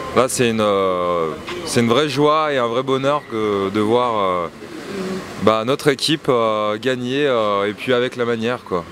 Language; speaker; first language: French; native; French